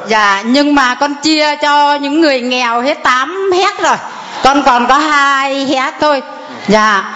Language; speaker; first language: Vietnamese; non-native, local second language; Muong